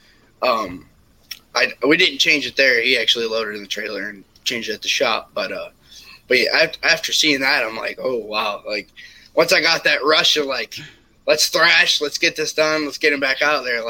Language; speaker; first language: English; native; English